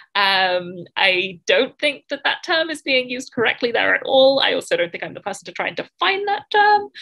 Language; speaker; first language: English; native; English